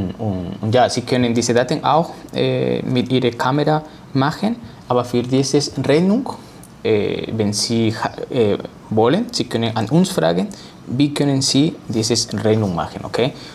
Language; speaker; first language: German; non-native, learner; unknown